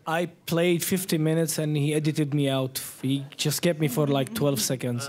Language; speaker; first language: English; non-native, fluent; Arabic